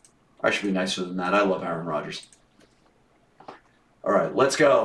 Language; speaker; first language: English; native; English